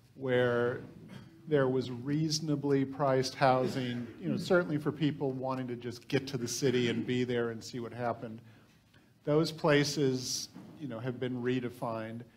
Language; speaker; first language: English; native; English